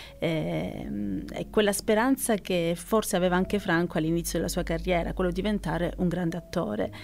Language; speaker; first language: Italian; native; Italian